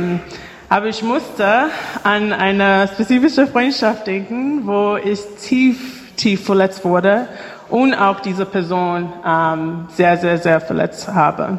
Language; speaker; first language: German; non-native, fluent; English